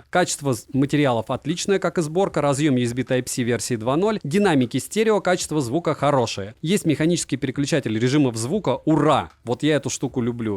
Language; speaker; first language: Russian; native; Russian